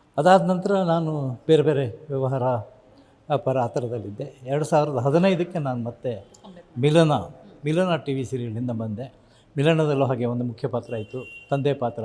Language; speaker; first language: Kannada; native; Kannada